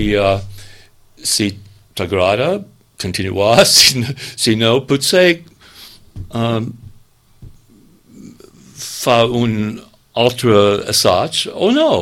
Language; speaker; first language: Catalan; non-native, learner; English